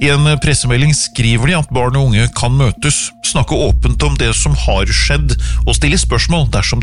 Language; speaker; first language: Norwegian; native; Norwegian